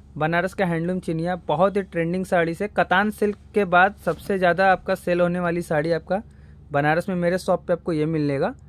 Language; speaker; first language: Hindi; native; Hindi